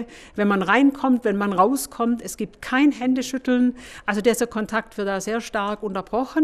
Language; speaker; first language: German; native; German